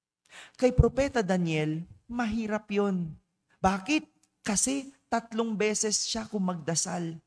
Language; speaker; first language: Filipino; native; Filipino